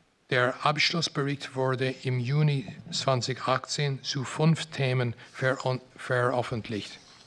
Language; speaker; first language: German; non-native, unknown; English